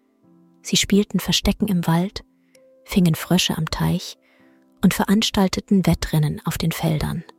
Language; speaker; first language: German; native; German